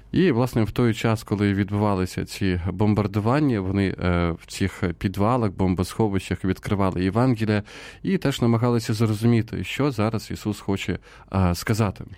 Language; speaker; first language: Ukrainian; native; Ukrainian